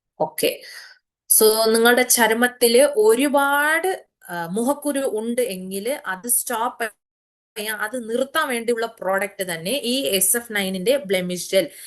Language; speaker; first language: Malayalam; early bilingual, heritage; Malayalam